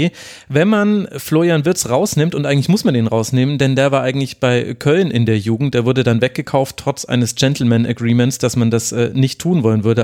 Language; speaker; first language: German; native; German